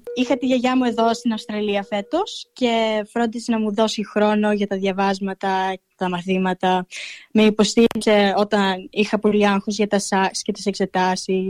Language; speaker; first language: Greek; early bilingual, heritage; Greek